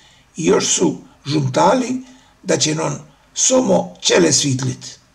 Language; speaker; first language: Serbian; native; Serbian